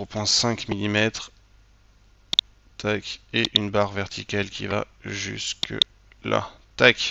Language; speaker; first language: French; native; French